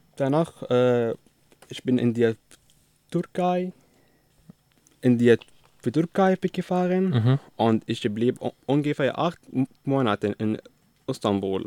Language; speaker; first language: German; non-native, learner; Arabic